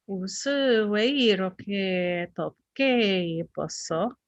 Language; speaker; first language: Korean; non-native, learner; English